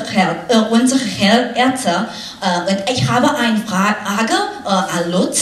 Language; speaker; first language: German; non-native, fluent; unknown